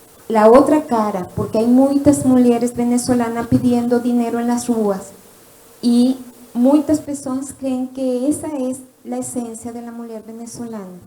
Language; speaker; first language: Portuguese; non-native, learner; Spanish